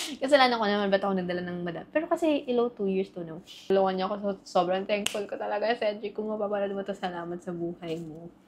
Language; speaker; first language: Filipino; native; Filipino